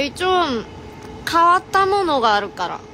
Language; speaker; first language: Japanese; non-native, fluent; Korean